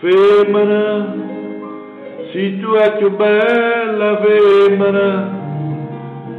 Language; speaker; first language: English; non-native, learner; Italian